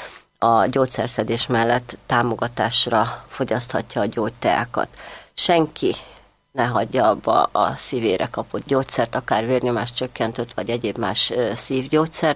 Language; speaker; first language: Hungarian; native; Hungarian